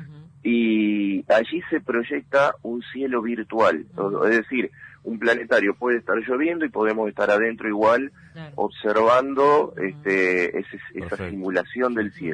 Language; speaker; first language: Spanish; native; Spanish